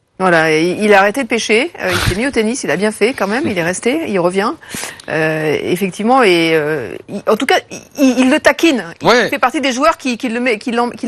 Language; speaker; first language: French; native; French